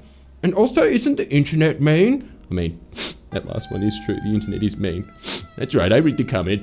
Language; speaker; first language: English; native; English